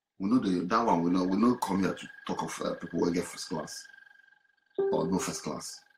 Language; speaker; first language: Nigerian Pidgin; non-native, local second language; Igbo